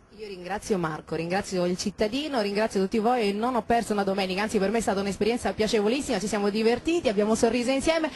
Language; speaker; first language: Italian; native; Italian